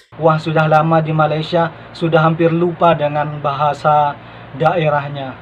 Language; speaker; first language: Indonesian; non-native, local second language; Madurese